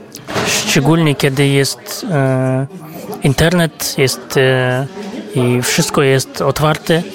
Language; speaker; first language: Polish; non-native, fluent; Kazakh